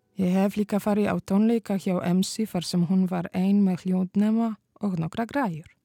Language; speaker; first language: Icelandic; non-native, fluent; Polish